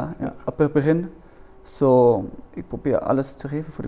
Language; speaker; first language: Dutch; non-native, learner; German